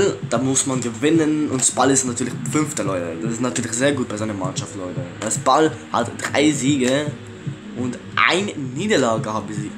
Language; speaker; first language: German; early bilingual, other home language; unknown